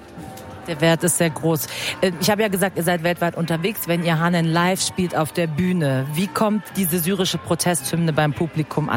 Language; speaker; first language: German; early bilingual, other home language; Persian